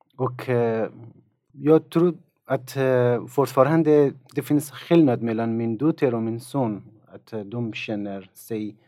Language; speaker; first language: Swedish; non-native, learner; Persian